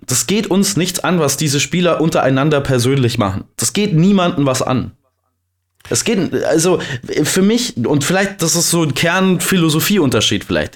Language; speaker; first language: German; native; German